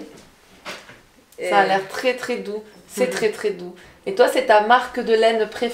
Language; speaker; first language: French; native; French